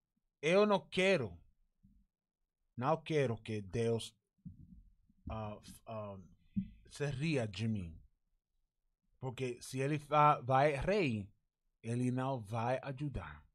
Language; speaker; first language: Portuguese; non-native, learner; Spanish